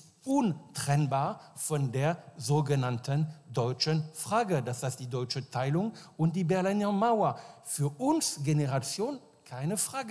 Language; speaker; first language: German; non-native, fluent; French